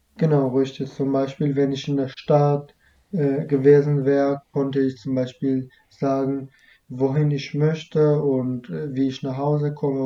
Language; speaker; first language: German; early bilingual, other home language; Kurdish